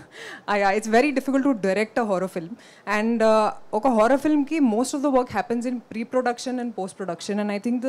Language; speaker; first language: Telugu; non-native, local second language; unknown